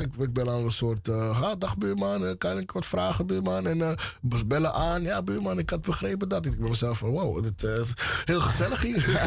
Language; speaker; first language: Dutch; native; Dutch